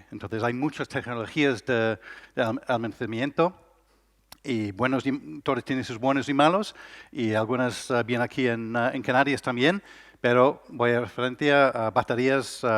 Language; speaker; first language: Spanish; non-native, learner; English